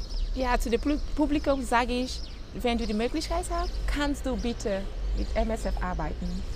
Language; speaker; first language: German; non-native, learner; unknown